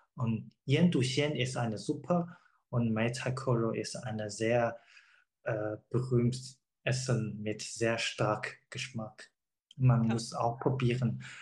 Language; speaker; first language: German; non-native, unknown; Chinese